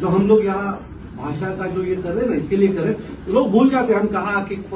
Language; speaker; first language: Hindi; non-native, local second language; Marathi